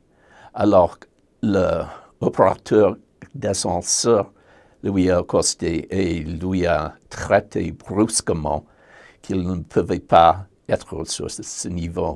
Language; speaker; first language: French; non-native, learner; English